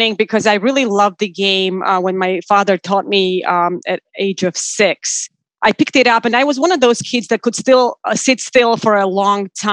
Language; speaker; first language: English; non-native, fluent; Georgian